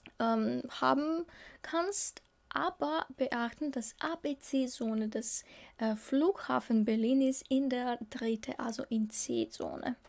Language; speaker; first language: German; non-native, learner; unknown